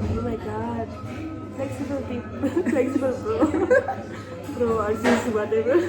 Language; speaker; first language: English; non-native, learner; Tibetan